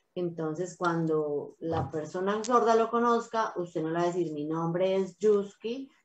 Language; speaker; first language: Spanish; native; Spanish